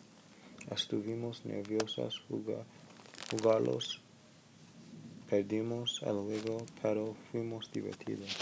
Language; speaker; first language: Spanish; non-native, learner; English